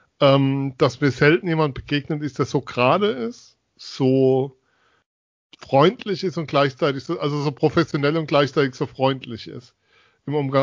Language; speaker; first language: German; native; German